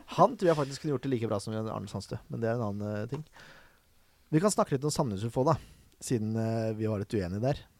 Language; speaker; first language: Norwegian; native; Norwegian